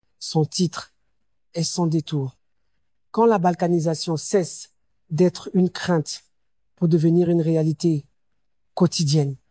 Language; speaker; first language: French; non-native, local second language; Lingala